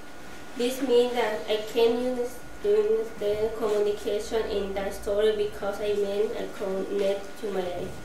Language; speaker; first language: English; non-native, learner; Spanish